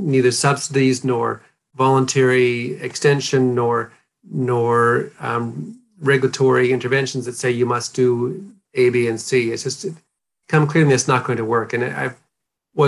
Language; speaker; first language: English; native; English